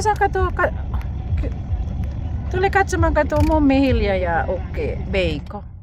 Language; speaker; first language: Finnish; non-native, learner; Filipino